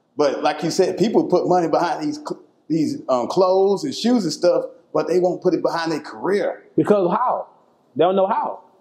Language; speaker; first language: English; native; English